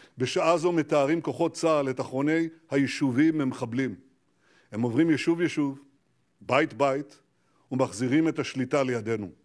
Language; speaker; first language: Hebrew; native; Hebrew